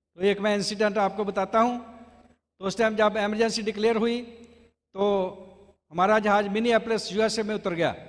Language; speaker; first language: Hindi; non-native, local second language; Punjabi